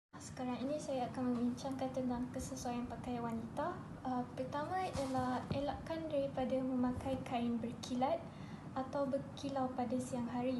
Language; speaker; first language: Malay; native; Malay